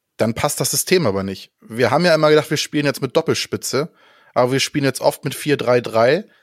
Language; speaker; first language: German; non-native, fluent; Danish